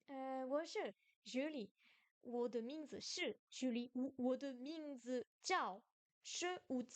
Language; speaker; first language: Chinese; non-native, learner; French